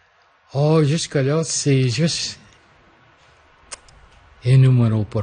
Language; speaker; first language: French; non-native, fluent; English